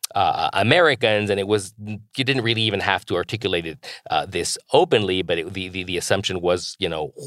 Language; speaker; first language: English; non-native, fluent; Spanish